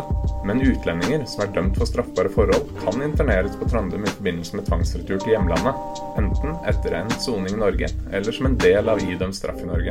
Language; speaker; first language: Norwegian; native; Norwegian